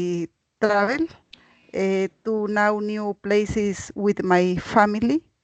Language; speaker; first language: English; non-native, learner; Spanish